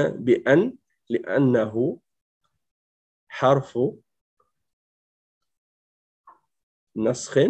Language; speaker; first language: Arabic; non-native, fluent; French